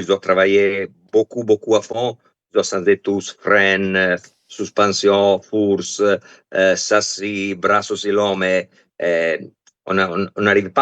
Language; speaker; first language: French; non-native, fluent; Italian